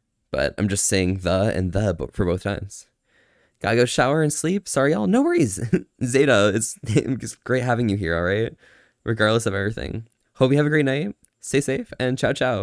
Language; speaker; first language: English; native; English